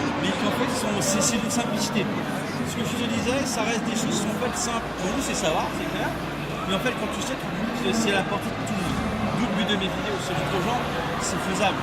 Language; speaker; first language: French; native; French